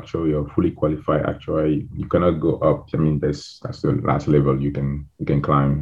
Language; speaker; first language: English; non-native, local second language; French